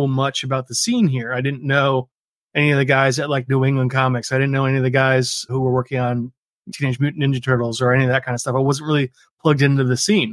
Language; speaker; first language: English; native; English